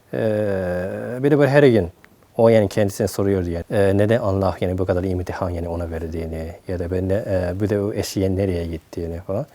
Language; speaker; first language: Turkish; non-native, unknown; Japanese